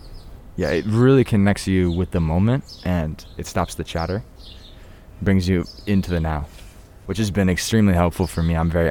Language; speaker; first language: English; native; English